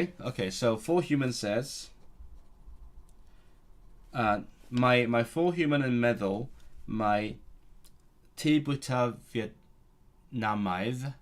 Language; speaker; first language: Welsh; non-native, learner; Cantonese